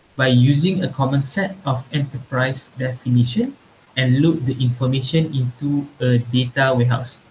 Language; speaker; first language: English; non-native, local second language; Malay